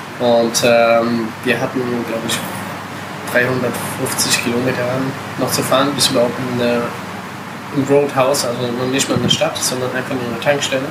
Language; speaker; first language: German; non-native, fluent; Italian